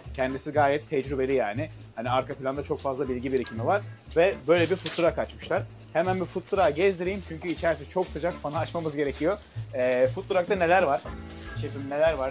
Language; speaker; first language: Turkish; native; Turkish